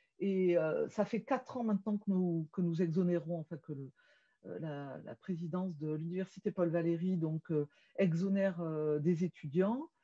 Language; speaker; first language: French; native; French